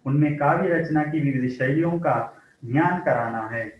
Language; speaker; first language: Hindi; non-native, local second language; Telugu